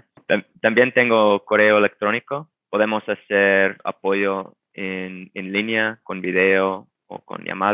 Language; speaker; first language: Spanish; non-native, fluent; English